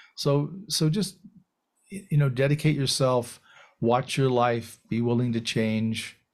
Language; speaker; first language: English; native; English